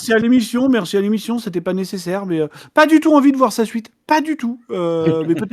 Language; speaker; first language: French; native; French